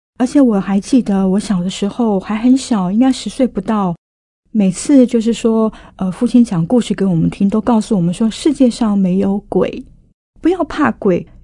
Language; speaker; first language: Chinese; native; Chinese